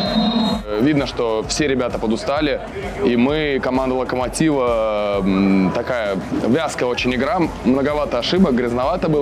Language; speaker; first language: Russian; native; Russian